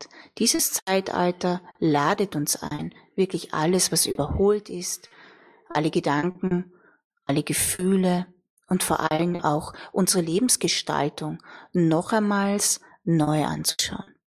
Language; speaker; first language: German; native; German